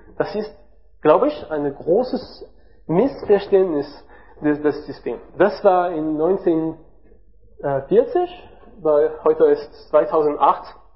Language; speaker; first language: German; non-native, learner; French